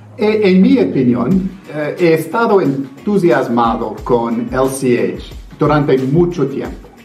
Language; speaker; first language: Spanish; non-native, fluent; English